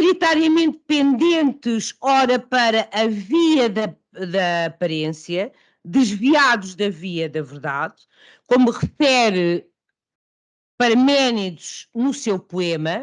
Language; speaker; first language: Portuguese; native; Portuguese